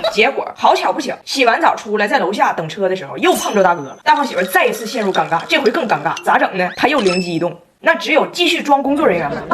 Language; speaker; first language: Chinese; native; Chinese